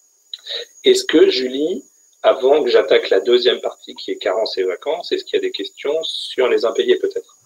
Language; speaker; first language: French; native; French